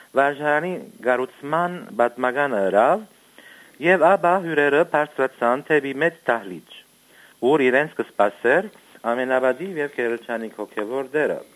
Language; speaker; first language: Armenian; early bilingual, heritage; Armenian